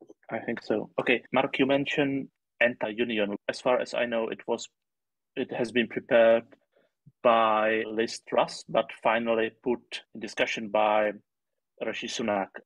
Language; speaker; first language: English; non-native, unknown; Czech